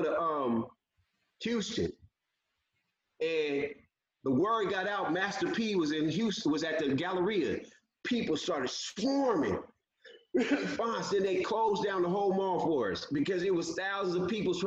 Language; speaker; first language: English; native; English